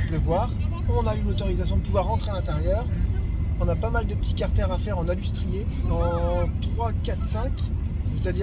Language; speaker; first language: French; native; French